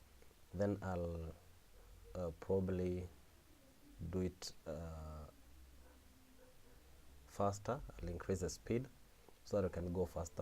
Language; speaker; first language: English; non-native, local second language; Swahili